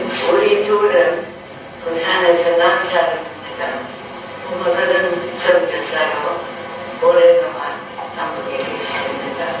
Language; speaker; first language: Korean; non-native, local second language; English